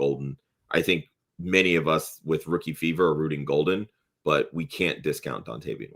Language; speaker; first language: English; native; English